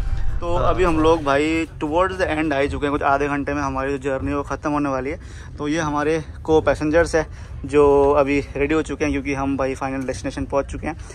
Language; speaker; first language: Hindi; native; Hindi